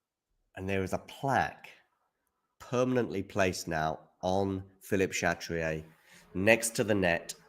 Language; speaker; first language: English; native; English